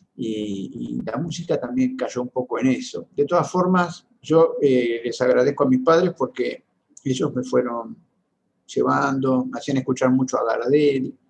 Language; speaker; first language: Spanish; native; Spanish